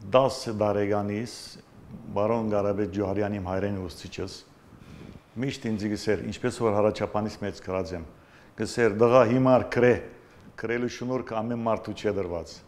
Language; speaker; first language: Armenian; native; Armenian